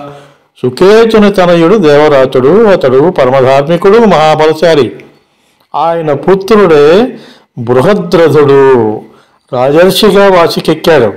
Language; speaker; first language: Telugu; native; Telugu